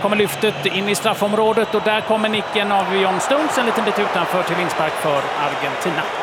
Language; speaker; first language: Swedish; native; Swedish